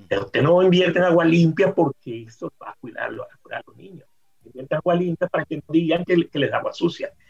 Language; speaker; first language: Spanish; native; Spanish